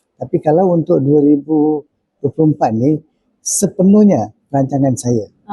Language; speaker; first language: Malay; non-native, local second language; Tamil